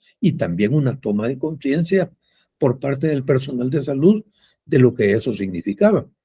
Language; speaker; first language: Spanish; native; Spanish